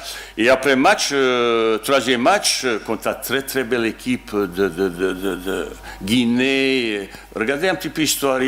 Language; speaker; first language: French; non-native, learner; Bosnian